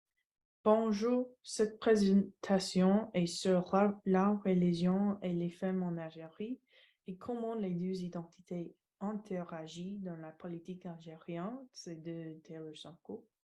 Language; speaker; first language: French; non-native, learner; English